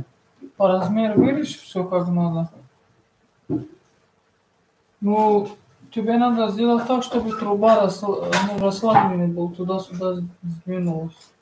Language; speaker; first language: Russian; non-native, fluent; Tajik